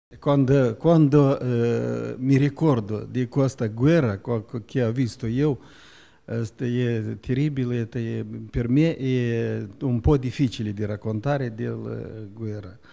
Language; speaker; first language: Italian; non-native, learner; Romanian